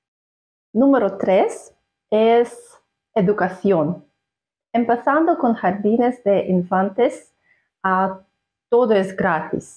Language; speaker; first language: Spanish; non-native, fluent; Russian